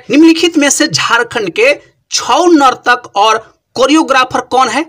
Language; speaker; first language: Hindi; native; Hindi